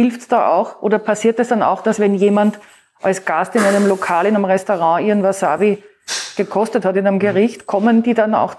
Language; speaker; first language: German; native; German